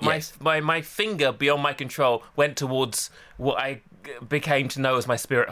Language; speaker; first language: English; native; English